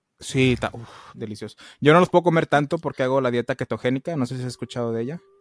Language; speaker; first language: Spanish; early bilingual, heritage; Spanish